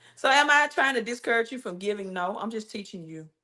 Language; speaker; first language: English; native; English